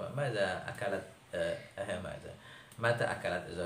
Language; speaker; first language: Arabic; non-native, fluent; Indonesian